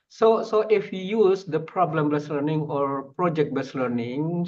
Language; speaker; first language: English; non-native, fluent; Indonesian